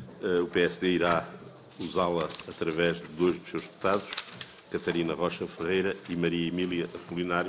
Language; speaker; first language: Portuguese; native; Portuguese